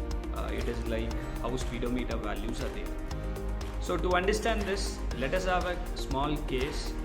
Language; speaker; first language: English; non-native, local second language; Tamil